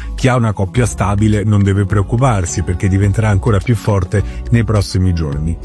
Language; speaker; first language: Italian; native; Italian